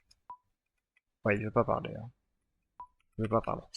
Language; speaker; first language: French; native; French